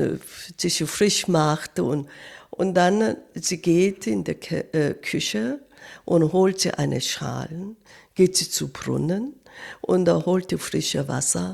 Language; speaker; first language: German; non-native, fluent; Korean